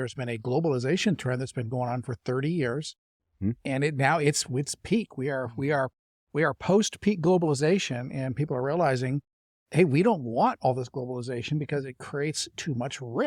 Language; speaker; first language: English; native; English